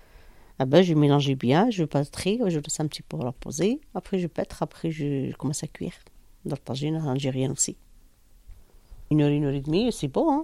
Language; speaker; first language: French; non-native, learner; Arabic